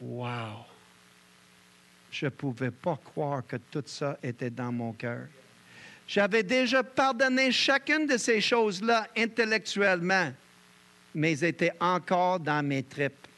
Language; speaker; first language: French; native; French